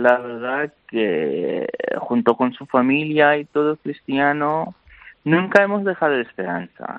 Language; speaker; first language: Spanish; non-native, learner; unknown